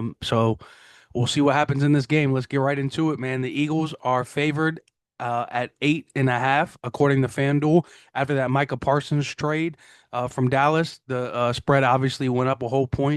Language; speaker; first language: English; native; English